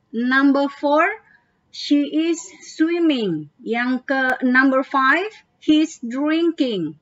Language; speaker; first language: English; non-native, fluent; Indonesian